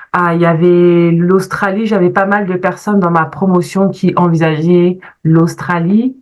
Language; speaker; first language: French; early bilingual, other home language; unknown